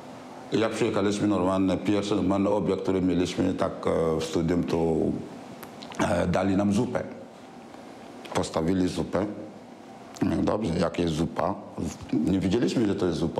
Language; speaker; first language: Polish; non-native, fluent; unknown